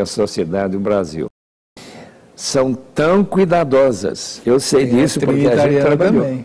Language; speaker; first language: Portuguese; non-native, fluent; English